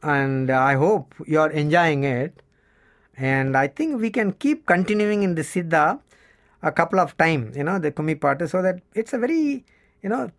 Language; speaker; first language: English; non-native, local second language; Tamil